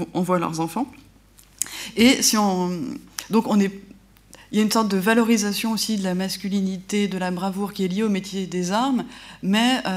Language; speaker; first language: French; native; French